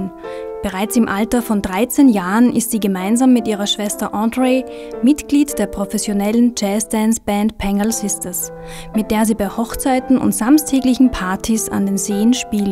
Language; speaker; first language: German; native; German